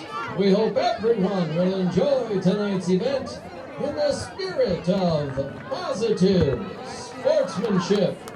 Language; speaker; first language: English; native; English